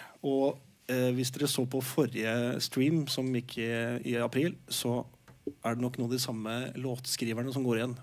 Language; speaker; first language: Norwegian; native; Norwegian